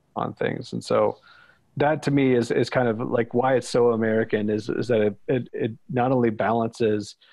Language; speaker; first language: English; native; English